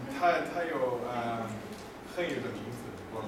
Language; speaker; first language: Chinese; non-native, learner; Portuguese